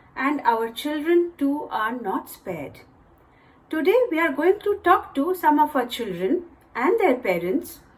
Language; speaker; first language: English; non-native, local second language; Bangla